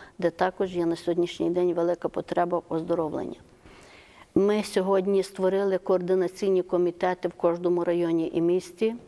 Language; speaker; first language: Ukrainian; native; Ukrainian